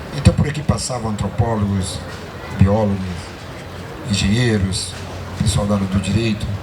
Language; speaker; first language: Portuguese; non-native, local second language; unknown